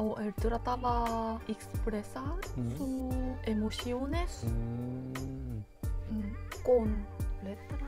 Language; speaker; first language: Spanish; non-native, learner; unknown